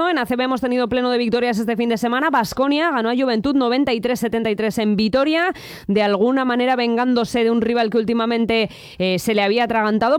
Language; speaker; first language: Spanish; native; Spanish